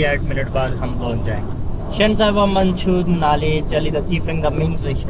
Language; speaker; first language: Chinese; non-native, learner; Urdu